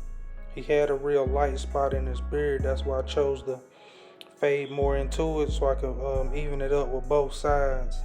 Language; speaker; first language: English; native; English